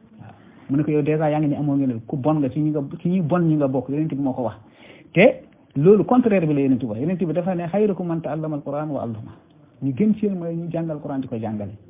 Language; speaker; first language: Wolof; non-native, local second language; Fula